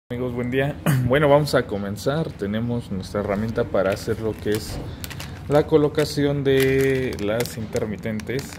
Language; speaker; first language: Spanish; native; Spanish